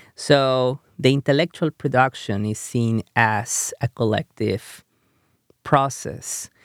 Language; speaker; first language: English; non-native, fluent; Spanish